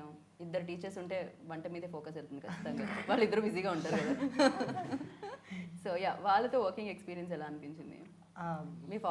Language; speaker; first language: Telugu; native; Telugu